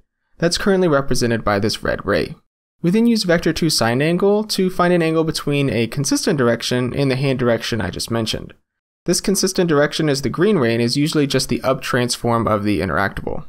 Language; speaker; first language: English; native; English